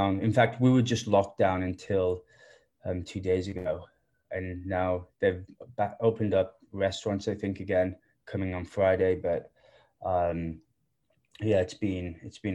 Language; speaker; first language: English; native; English